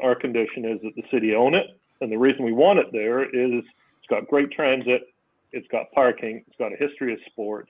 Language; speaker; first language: English; native; English